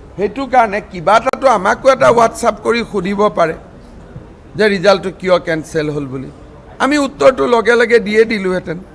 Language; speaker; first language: Assamese; native; Assamese